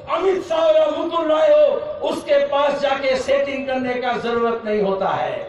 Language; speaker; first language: Hindi; non-native, local second language; Bangla